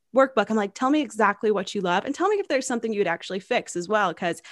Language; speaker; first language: English; native; English